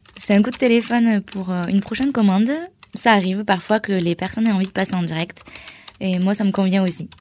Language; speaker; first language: French; early bilingual, other home language; Spanish